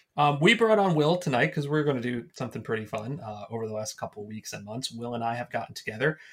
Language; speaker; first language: English; native; English